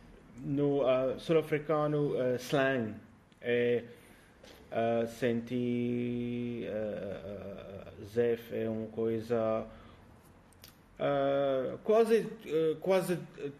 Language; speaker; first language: Portuguese; non-native, learner; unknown